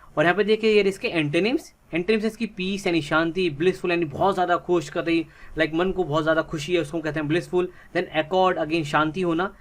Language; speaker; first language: Hindi; native; Hindi